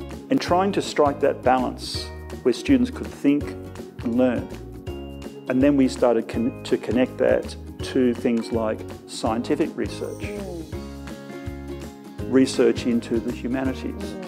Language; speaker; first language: English; native; English